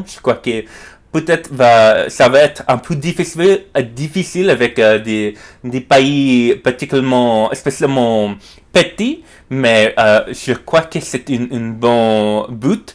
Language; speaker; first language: French; non-native, learner; English